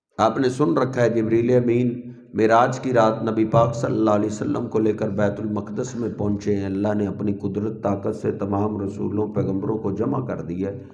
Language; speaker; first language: Urdu; non-native, local second language; Punjabi